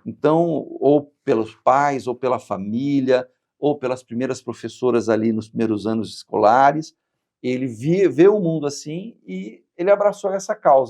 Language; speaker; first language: Portuguese; native; Portuguese